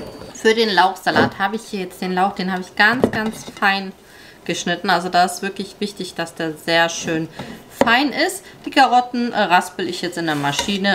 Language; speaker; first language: German; native; German